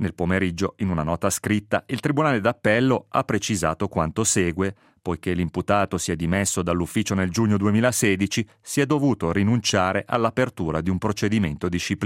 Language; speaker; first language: Italian; native; Italian